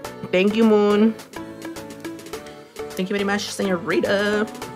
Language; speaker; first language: English; early bilingual, other home language; Spanish